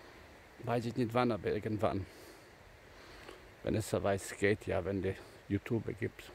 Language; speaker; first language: German; non-native, fluent; Albanian